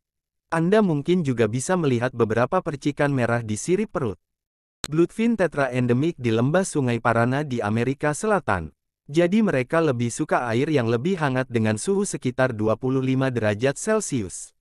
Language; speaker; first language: Indonesian; native; Indonesian